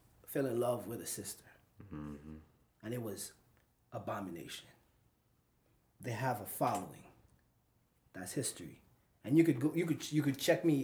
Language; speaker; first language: English; non-native, local second language; Ganda